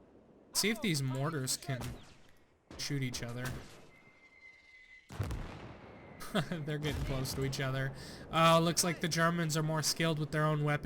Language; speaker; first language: English; native; English